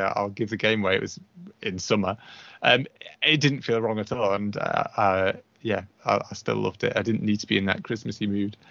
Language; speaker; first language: English; native; English